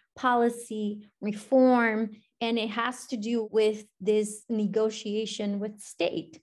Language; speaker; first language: English; non-native, fluent; Spanish